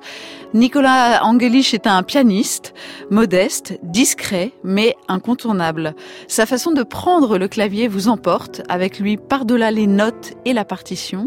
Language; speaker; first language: French; native; French